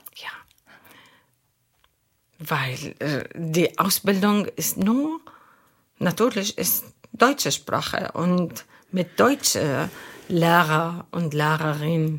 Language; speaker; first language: German; non-native, fluent; Arabic